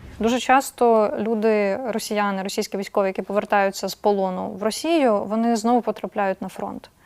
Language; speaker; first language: Ukrainian; native; Ukrainian